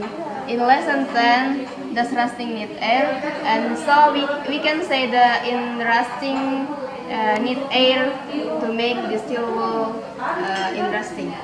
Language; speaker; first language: English; non-native, learner; Indonesian